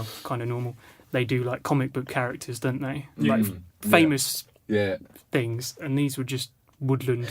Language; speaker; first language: English; native; English